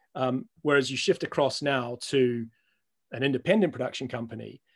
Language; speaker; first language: English; native; English